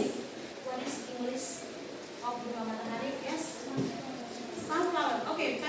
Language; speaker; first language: English; non-native, fluent; Indonesian